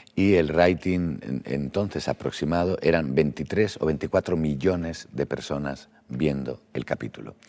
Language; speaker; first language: Spanish; native; Spanish